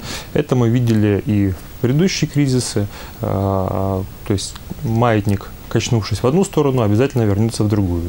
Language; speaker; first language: Russian; native; Russian